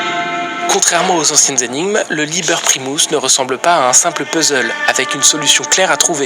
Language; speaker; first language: French; native; French